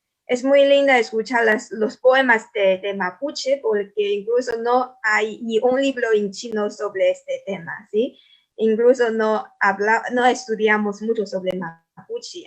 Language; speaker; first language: Spanish; non-native, fluent; Chinese